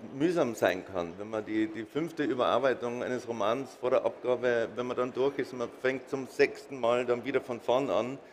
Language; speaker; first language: German; native; German